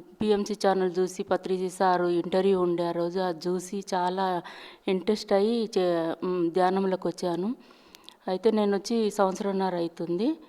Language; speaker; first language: Telugu; native; Telugu